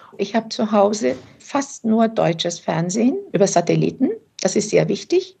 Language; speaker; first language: German; early bilingual, other home language; Turkish